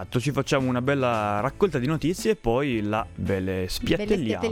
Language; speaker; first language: Italian; native; Italian